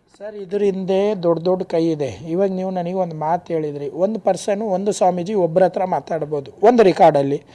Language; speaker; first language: Kannada; non-native, local second language; Lambadi